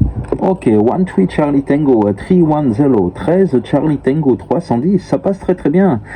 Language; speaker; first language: French; native; French